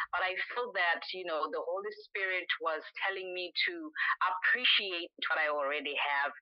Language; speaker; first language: English; non-native, local second language; Shona